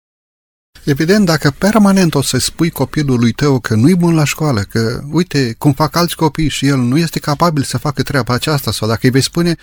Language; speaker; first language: Romanian; native; Romanian